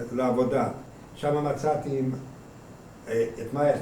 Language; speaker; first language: Hebrew; non-native, fluent; Hungarian